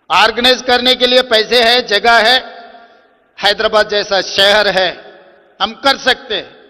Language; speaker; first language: Hindi; non-native, local second language; Telugu